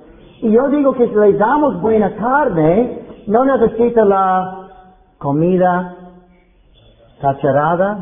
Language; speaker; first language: Spanish; non-native, fluent; English